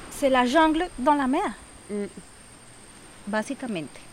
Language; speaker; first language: French; non-native, learner; Spanish